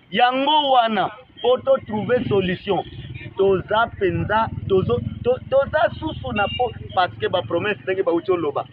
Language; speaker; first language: Lingala; non-native, local second language; Kongo